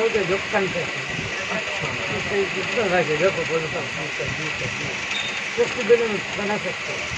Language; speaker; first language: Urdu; non-native, local second language; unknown